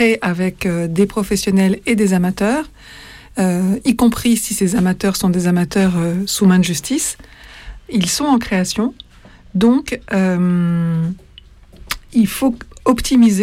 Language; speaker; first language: French; native; French